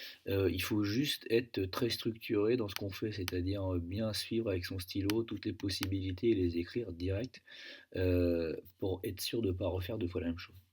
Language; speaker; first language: French; native; French